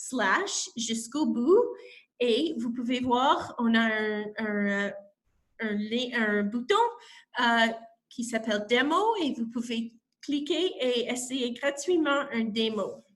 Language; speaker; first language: French; non-native, local second language; English